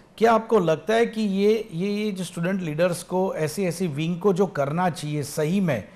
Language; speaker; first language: Hindi; non-native, local second language; Gujarati